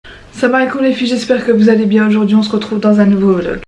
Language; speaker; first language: French; native; French